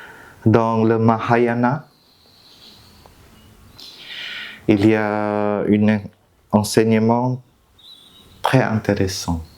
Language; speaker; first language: French; non-native, fluent; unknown